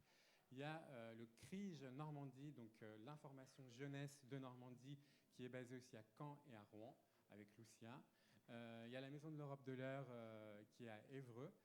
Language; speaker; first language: French; native; French